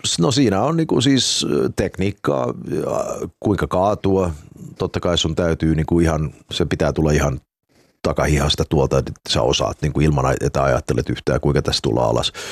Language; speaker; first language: Finnish; early bilingual, heritage; Finnish